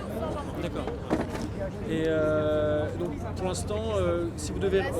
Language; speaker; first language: French; native; French